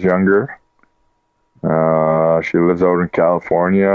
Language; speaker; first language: English; native; English